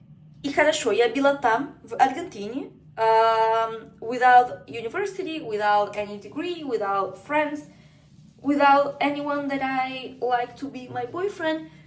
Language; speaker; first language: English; non-native, fluent; Spanish